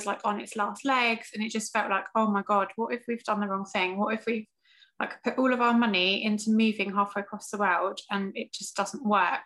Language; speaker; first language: English; native; English